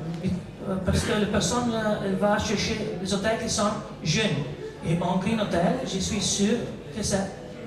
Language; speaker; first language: French; non-native, learner; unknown